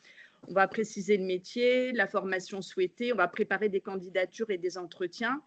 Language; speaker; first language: French; native; French